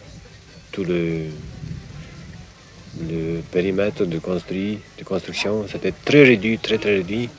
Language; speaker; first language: French; non-native, fluent; Romanian